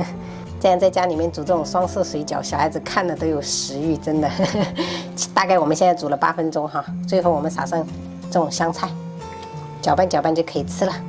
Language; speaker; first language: Chinese; native; Chinese